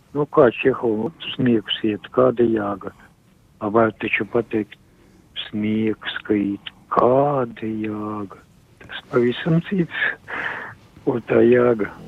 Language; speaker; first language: Latvian; non-native, local second language; Russian